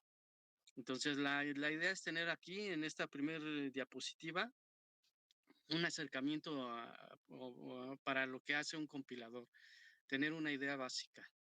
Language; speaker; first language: Spanish; native; Spanish